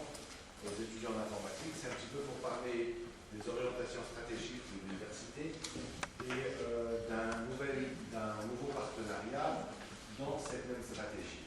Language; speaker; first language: French; non-native, local second language; Arabic